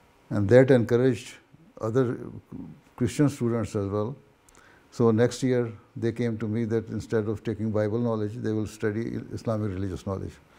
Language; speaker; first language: English; non-native, local second language; Urdu